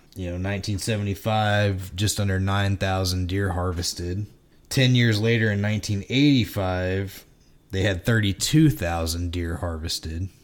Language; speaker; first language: English; native; English